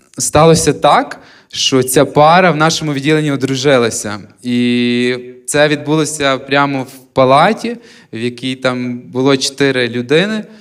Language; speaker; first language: Ukrainian; native; Ukrainian